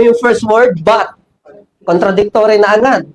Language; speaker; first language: Filipino; native; Filipino